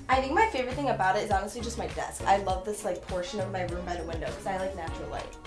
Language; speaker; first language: English; native; English